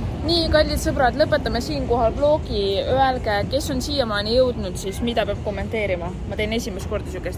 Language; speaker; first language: Estonian; native; Estonian